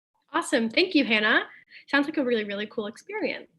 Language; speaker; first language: English; native; English